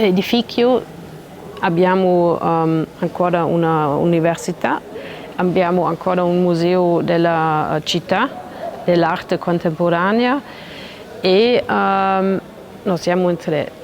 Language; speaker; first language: Italian; non-native, learner; German